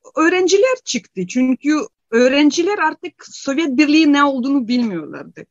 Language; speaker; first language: Turkish; non-native, fluent; Ukrainian